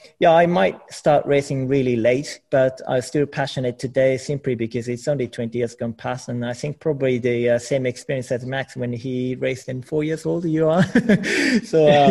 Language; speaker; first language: English; non-native, fluent; Japanese